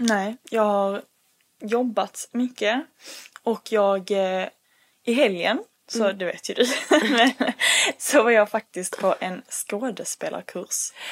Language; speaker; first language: Swedish; early bilingual, other home language; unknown